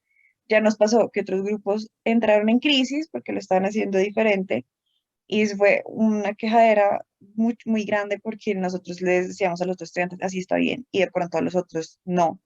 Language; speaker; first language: Spanish; native; Spanish